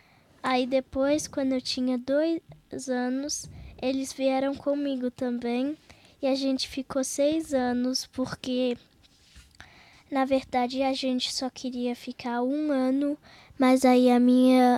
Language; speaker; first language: Portuguese; early bilingual, heritage; Portuguese